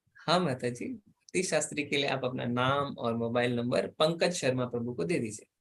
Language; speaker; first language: Hindi; native; Hindi